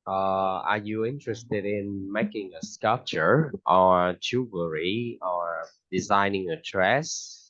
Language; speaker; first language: English; non-native, fluent; Vietnamese